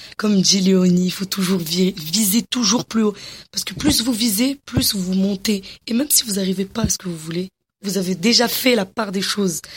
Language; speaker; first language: French; early bilingual, other home language; Arabic